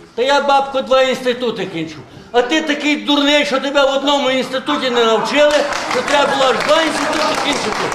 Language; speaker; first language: Ukrainian; native; Ukrainian